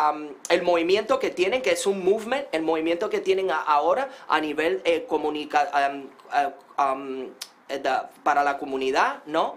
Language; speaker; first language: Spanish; early bilingual, heritage; Spanish